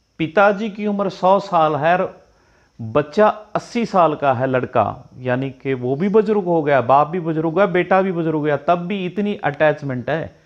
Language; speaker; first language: Hindi; non-native, local second language; Punjabi